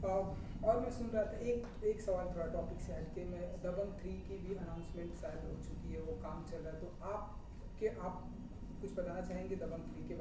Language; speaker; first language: Hindi; native; Hindi